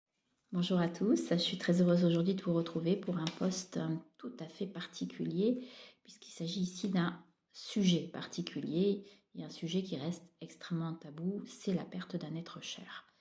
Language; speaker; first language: French; native; French